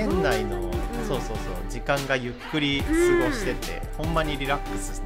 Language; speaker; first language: Japanese; native; Japanese